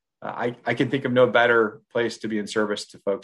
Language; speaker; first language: English; native; English